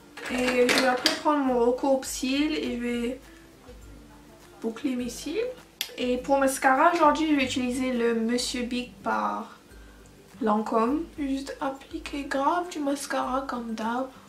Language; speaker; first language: French; early bilingual, heritage; French